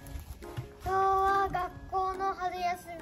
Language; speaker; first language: Japanese; early bilingual, other home language; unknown